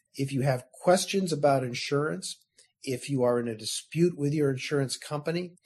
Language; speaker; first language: English; native; English